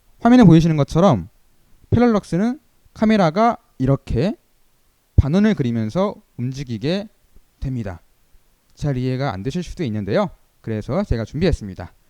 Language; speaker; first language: Korean; native; Korean